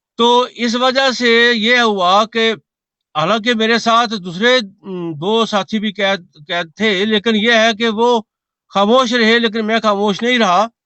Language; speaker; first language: Urdu; non-native, local second language; Punjabi